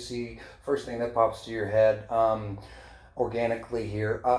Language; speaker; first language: English; native; English